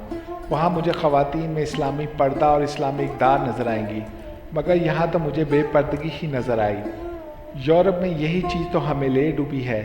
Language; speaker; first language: Urdu; native; Urdu